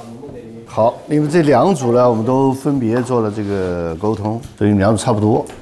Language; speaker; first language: Chinese; native; Chinese